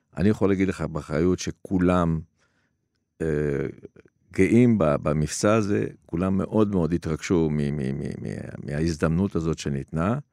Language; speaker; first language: Hebrew; native; Hebrew